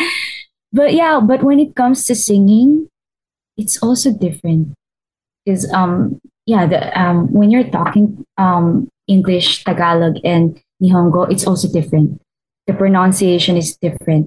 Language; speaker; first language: English; non-native, local second language; Filipino